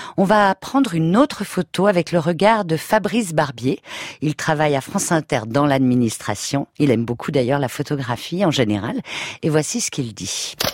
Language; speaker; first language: French; native; French